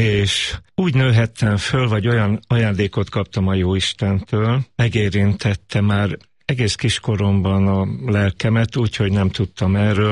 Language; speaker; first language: Hungarian; native; Hungarian